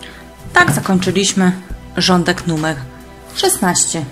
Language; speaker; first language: Polish; native; Polish